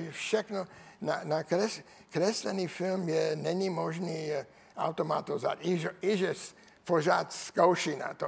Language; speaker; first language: Czech; non-native, learner; English